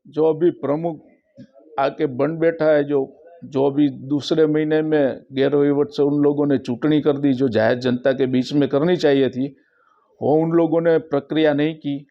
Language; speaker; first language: Hindi; non-native, local second language; Gujarati